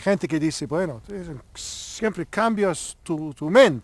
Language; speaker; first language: Spanish; non-native, learner; English